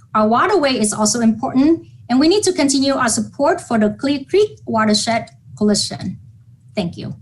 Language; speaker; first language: English; non-native, fluent; Vietnamese